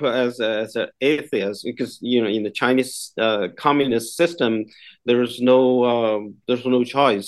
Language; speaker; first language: English; non-native, fluent; Chinese